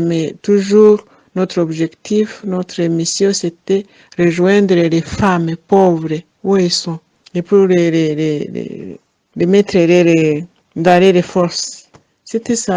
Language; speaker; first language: French; non-native, fluent; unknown